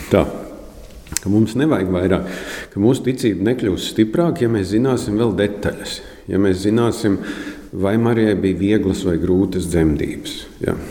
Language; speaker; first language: Latvian; native; Latvian